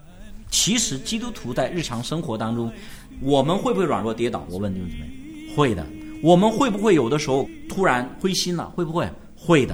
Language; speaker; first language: Chinese; native; Chinese